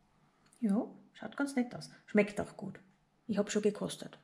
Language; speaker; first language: German; native; German